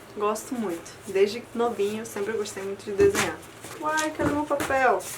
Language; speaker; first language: Portuguese; early bilingual, other home language; Spanish